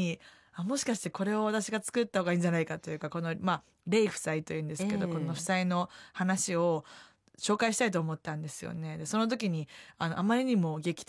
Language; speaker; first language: Japanese; native; Japanese